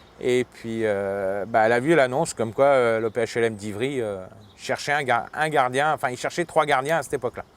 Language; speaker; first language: French; native; French